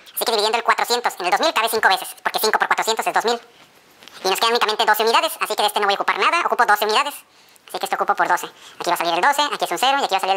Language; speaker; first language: Spanish; native; Spanish